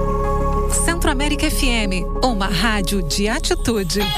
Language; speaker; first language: Portuguese; native; Portuguese